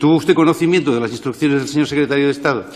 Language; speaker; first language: Spanish; native; Spanish